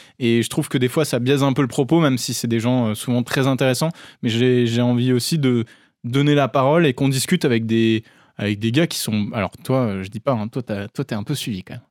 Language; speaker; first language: French; native; French